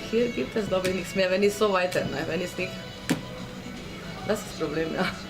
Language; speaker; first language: German; non-native, learner; Slovenian